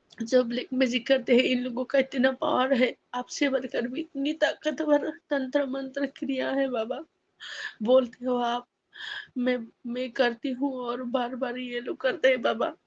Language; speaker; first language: Hindi; non-native, local second language; Assamese